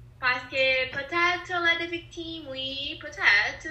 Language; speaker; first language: French; non-native, learner; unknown